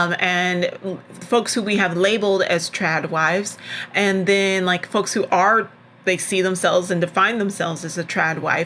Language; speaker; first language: English; native; English